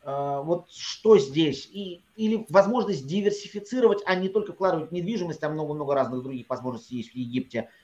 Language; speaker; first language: Russian; native; Russian